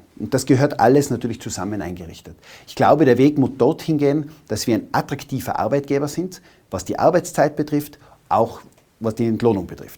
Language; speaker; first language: German; native; German